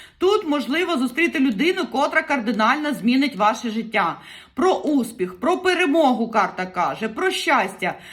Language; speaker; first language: Ukrainian; non-native, local second language; Russian